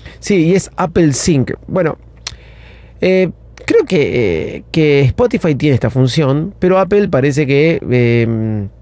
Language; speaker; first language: Spanish; native; Spanish